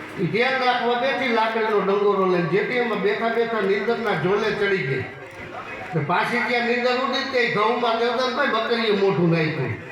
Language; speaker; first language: Gujarati; native; Gujarati